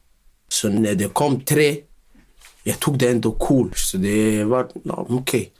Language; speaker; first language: Swedish; non-native, local second language; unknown